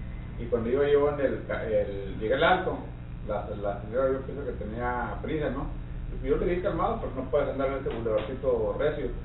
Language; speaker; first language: Spanish; native; Spanish